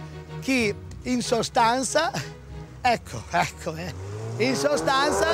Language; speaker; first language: Italian; native; Italian